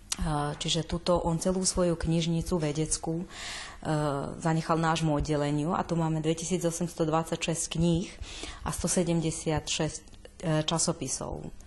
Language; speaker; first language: Slovak; native; Slovak